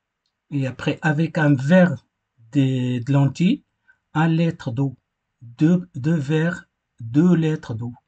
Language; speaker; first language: French; non-native, fluent; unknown